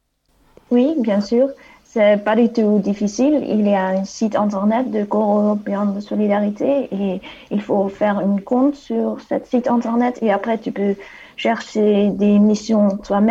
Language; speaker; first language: French; non-native, fluent; Dutch